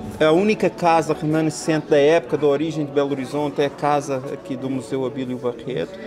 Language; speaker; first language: Portuguese; native; Portuguese